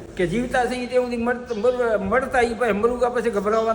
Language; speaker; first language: Gujarati; native; Gujarati